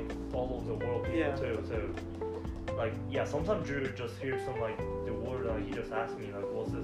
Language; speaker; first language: English; non-native, learner; Korean